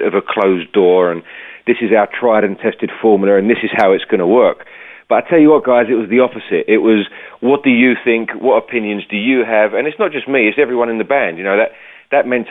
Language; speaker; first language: English; native; English